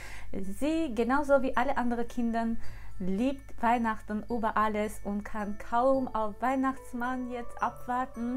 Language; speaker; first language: German; non-native, fluent; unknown